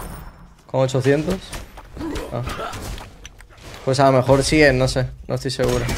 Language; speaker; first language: Spanish; native; Spanish